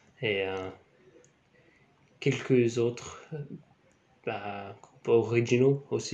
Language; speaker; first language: French; non-native, learner; English